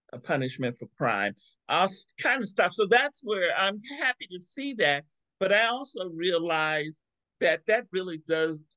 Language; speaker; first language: English; native; English